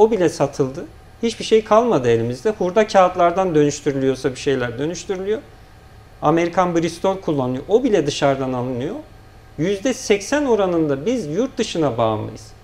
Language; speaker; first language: Turkish; native; Turkish